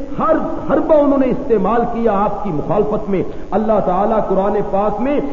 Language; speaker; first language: Urdu; non-native, local second language; Punjabi